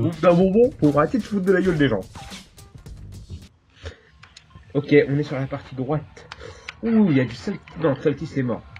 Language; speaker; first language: French; native; French